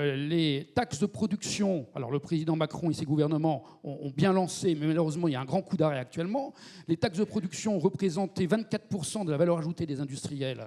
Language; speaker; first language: French; native; French